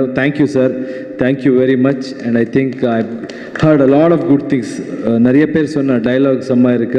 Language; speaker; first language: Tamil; non-native, fluent; Kannada